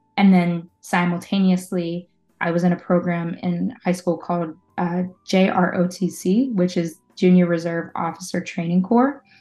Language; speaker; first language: English; native; English